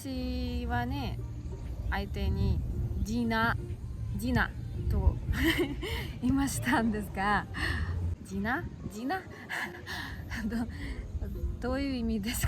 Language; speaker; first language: Japanese; non-native, learner; Russian